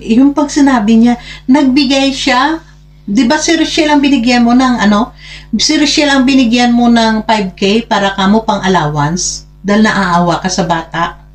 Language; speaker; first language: Filipino; non-native, local second language; Hiligaynon